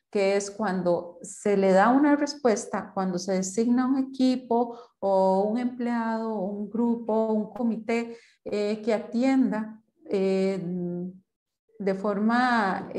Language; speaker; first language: Spanish; native; Spanish